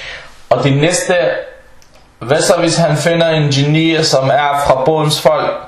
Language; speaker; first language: Danish; early bilingual, other home language; Arabic